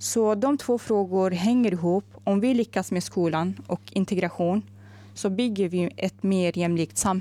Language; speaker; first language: Swedish; non-native, fluent; Arabic